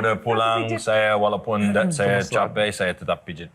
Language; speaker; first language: Indonesian; non-native, learner; English